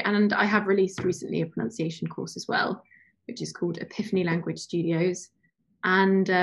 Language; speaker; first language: English; native; English